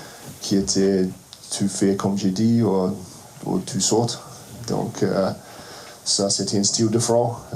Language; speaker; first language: French; non-native, fluent; English